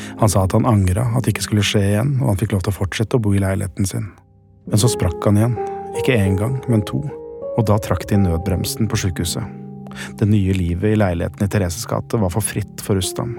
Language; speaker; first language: Norwegian; native; Norwegian